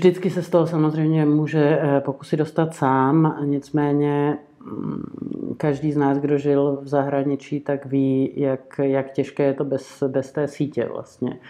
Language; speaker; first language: Czech; native; Czech